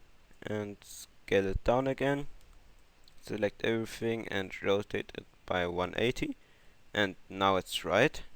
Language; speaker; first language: English; non-native, fluent; German